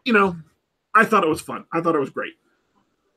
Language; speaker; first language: English; native; English